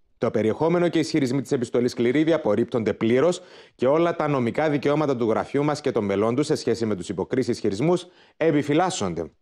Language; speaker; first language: Greek; native; Greek